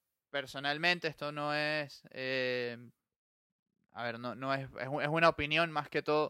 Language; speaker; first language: Spanish; native; Spanish